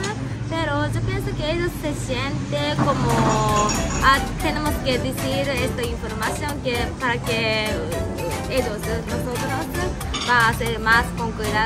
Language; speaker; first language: Spanish; non-native, learner; Japanese